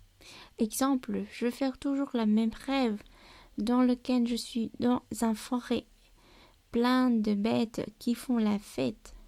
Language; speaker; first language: French; non-native, learner; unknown